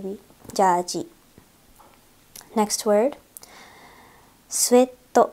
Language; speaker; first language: Japanese; non-native, fluent; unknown